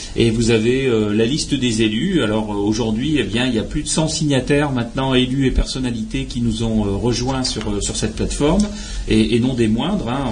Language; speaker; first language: French; native; French